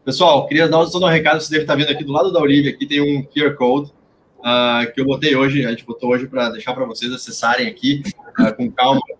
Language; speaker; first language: Portuguese; native; Portuguese